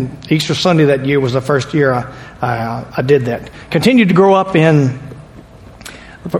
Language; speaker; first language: English; native; English